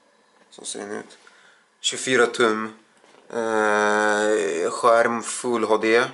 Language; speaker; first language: Swedish; non-native, learner; Russian